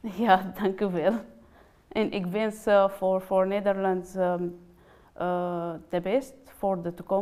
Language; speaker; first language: Dutch; non-native, learner; Arabic